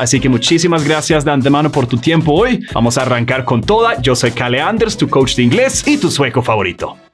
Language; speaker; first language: Spanish; native; Spanish